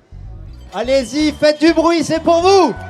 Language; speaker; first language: French; native; French